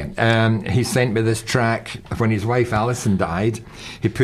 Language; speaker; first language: English; native; English